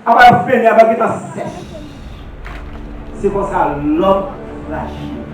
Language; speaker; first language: French; non-native, local second language; Haitian Creole